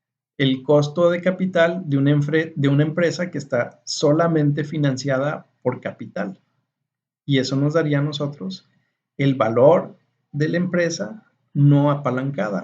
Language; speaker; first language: Spanish; native; Spanish